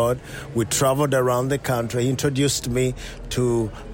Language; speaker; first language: English; non-native, local second language; Ganda